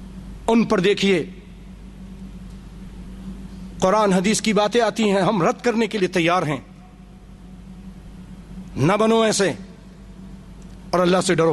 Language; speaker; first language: Urdu; native; Urdu